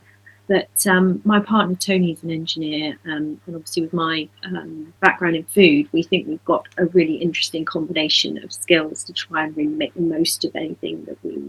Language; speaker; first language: English; native; English